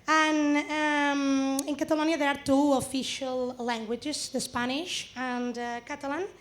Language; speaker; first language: English; non-native, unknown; Catalan